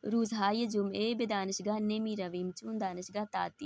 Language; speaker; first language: Persian; non-native, fluent; Urdu